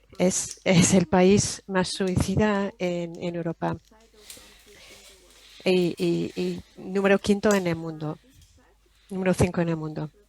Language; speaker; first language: Spanish; non-native, fluent; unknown